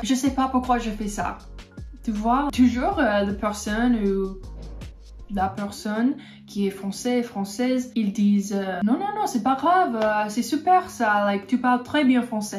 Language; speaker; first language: French; non-native, fluent; English